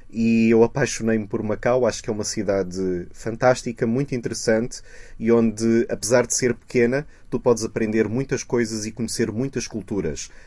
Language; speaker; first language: Portuguese; native; Portuguese